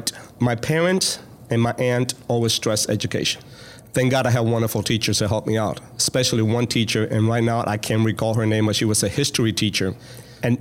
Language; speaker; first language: English; early bilingual, other home language; Spanish